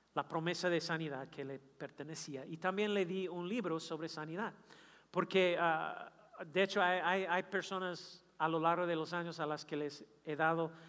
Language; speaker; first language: Spanish; non-native, fluent; English